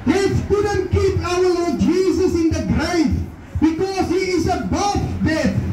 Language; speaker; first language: English; non-native, local second language; Afrikaans